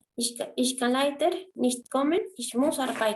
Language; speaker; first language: German; non-native, fluent; Spanish